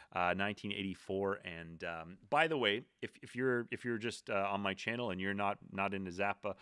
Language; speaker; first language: English; native; English